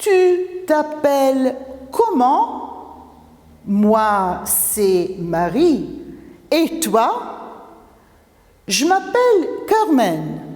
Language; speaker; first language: French; non-native, fluent; Maltese